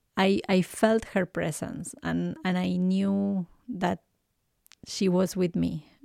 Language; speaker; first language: English; non-native, fluent; Spanish